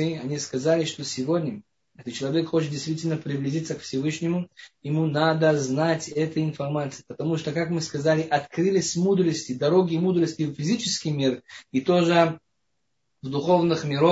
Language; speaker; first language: Russian; non-native, fluent; Hebrew